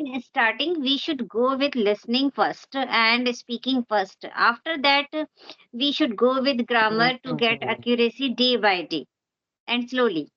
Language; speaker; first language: English; non-native, local second language; Hindi